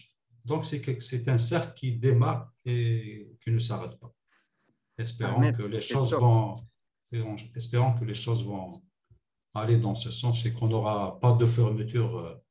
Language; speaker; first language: French; non-native, local second language; Arabic